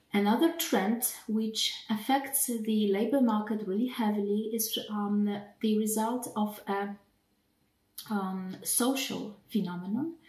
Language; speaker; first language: English; non-native, fluent; Polish